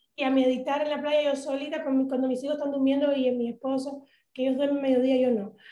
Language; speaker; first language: Spanish; native; Spanish